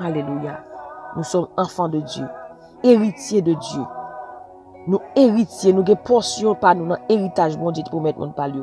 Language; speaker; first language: French; non-native, local second language; Haitian Creole